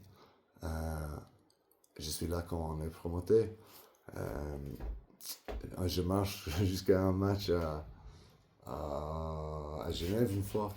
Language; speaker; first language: French; non-native, learner; English